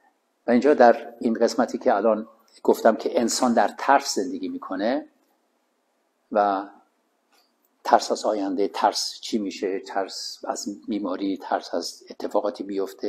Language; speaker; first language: Persian; native; Persian